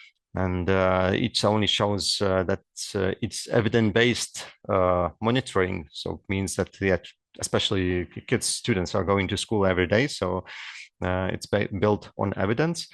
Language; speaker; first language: English; non-native, fluent; Lithuanian